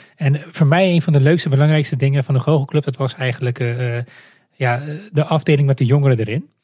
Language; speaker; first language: Dutch; non-native, fluent; Romanian